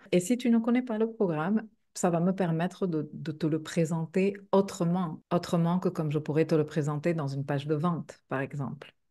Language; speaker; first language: French; non-native, fluent; Spanish